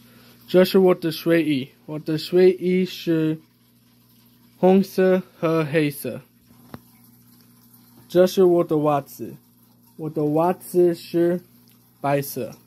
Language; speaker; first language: Chinese; non-native, learner; English